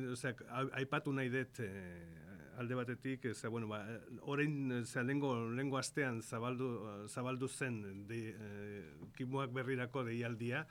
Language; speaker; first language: Basque; non-native, local second language; Spanish